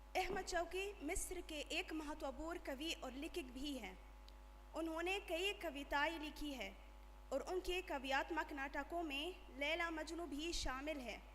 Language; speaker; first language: Hindi; non-native, learner; Arabic